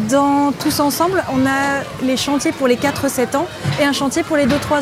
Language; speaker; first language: French; native; French